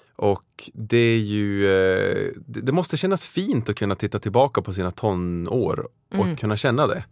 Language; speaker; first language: Swedish; native; Swedish